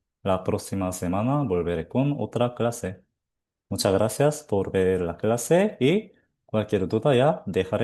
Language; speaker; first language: Spanish; non-native, fluent; Korean